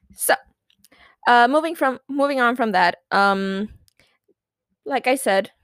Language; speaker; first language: English; non-native, fluent; Spanish